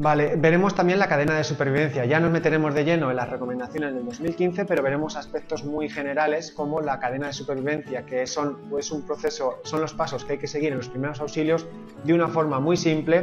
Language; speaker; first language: Spanish; native; Spanish